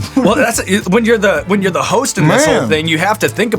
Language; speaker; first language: English; native; English